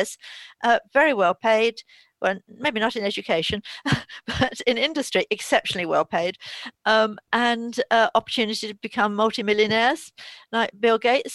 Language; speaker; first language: English; native; English